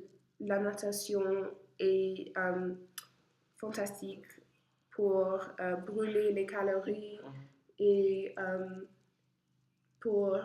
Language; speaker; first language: French; non-native, learner; English